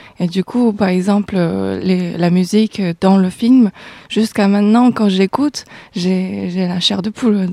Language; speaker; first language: French; non-native, fluent; Chinese